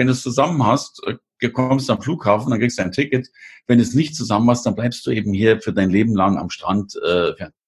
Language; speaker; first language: German; native; German